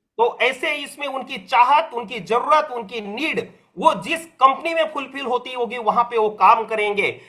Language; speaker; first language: Hindi; non-native, local second language; Marathi